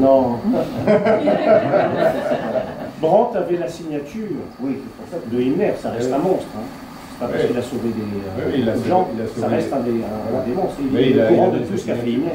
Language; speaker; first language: French; native; French